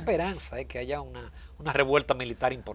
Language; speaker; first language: Spanish; native; Spanish